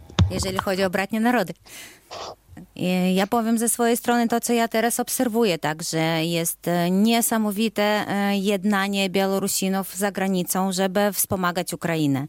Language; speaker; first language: Polish; non-native, fluent; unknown